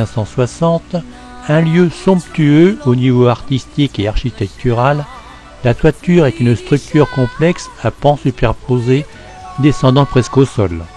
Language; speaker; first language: French; native; French